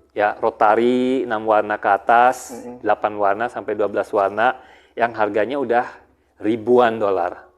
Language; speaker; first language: Indonesian; early bilingual, heritage; Indonesian